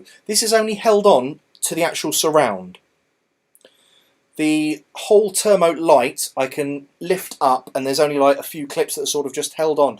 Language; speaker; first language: English; native; English